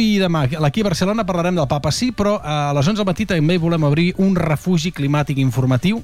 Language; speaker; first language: Catalan; native; Catalan